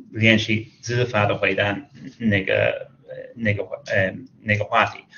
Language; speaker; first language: Chinese; non-native, fluent; English